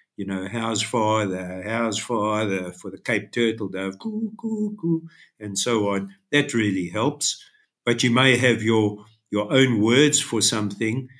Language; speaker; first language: English; native; English